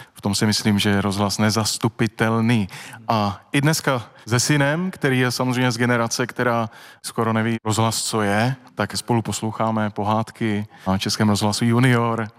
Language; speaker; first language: Czech; native; Czech